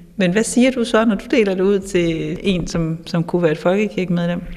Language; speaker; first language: Danish; non-native, fluent; German